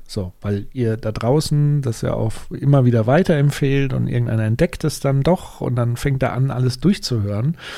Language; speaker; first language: German; native; German